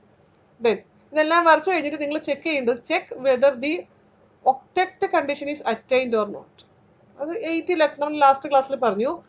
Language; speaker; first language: Malayalam; native; Malayalam